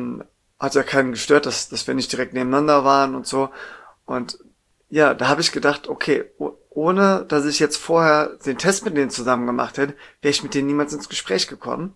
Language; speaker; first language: German; native; German